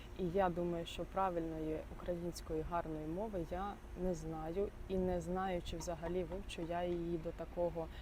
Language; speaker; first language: Ukrainian; non-native, local second language; Russian